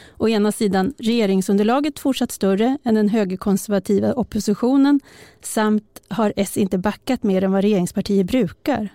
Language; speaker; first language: Swedish; native; Swedish